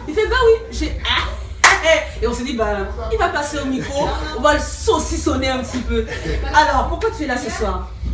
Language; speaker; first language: French; native; French